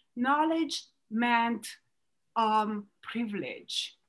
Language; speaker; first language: English; non-native, fluent; Romanian